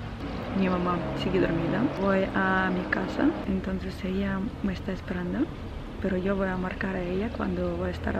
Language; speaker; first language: Spanish; non-native, fluent; Ukrainian